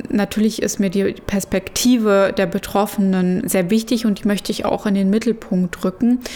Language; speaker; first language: German; early bilingual, other home language; Arabic